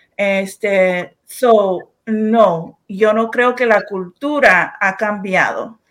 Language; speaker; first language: Spanish; early bilingual, heritage; Spanish